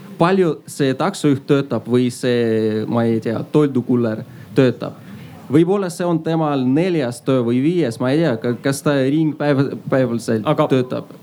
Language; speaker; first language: Estonian; non-native, local second language; Russian